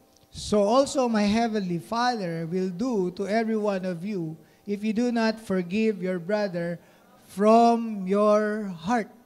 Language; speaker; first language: English; non-native, local second language; Filipino